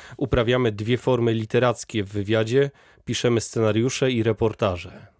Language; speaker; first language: Polish; native; Polish